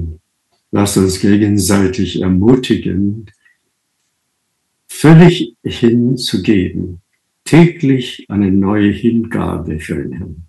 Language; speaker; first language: German; non-native, fluent; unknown